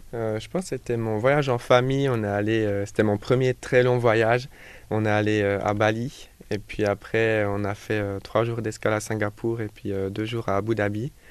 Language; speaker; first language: French; native; French